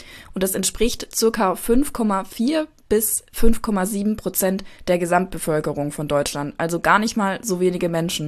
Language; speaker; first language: German; native; German